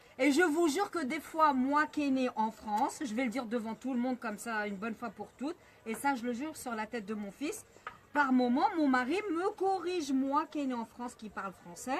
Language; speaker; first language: French; early bilingual, other home language; Arabic